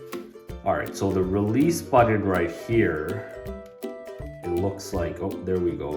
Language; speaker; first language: English; native; English